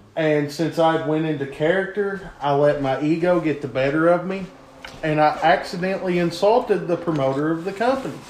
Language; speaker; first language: English; native; English